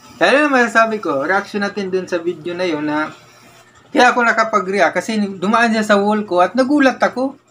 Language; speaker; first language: Filipino; non-native, local second language; Cebuano